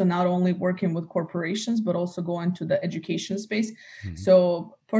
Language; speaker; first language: English; native; English